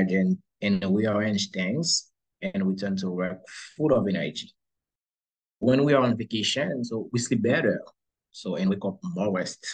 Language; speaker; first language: English; non-native, learner; Haitian Creole